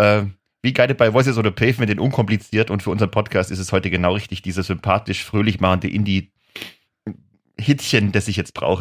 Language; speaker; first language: German; native; German